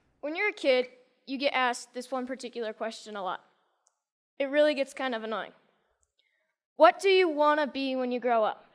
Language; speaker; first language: English; native; English